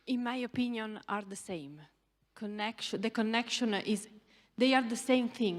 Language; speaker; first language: English; non-native, learner; Italian